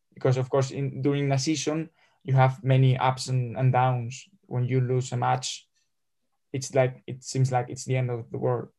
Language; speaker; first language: English; non-native, fluent; Spanish